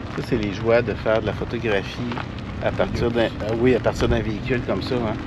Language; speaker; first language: French; native; French